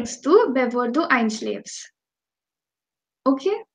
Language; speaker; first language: German; non-native, fluent; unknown